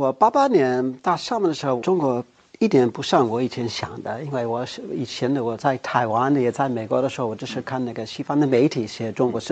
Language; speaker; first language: Chinese; non-native, fluent; English